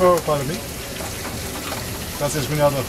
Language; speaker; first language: Spanish; non-native, learner; English